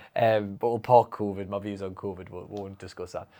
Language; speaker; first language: English; native; English